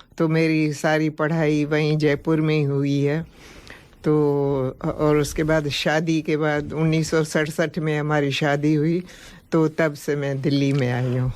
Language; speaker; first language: Hindi; non-native, local second language; Sindhi